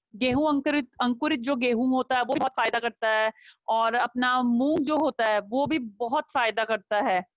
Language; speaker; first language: Hindi; native; Hindi